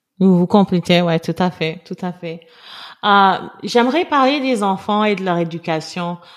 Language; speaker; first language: French; non-native, local second language; Wolof